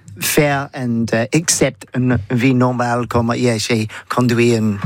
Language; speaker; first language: French; non-native, learner; English